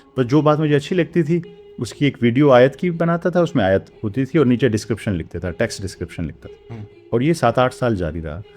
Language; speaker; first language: Urdu; non-native, local second language; Pashto